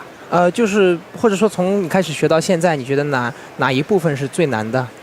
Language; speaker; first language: Chinese; native; Chinese